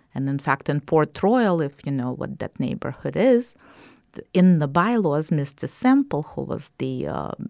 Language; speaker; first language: English; non-native, fluent; Russian